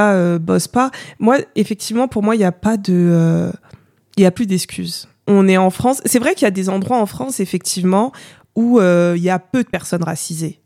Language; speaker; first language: French; native; French